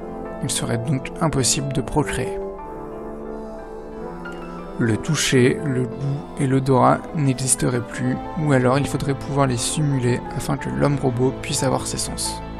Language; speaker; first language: French; native; French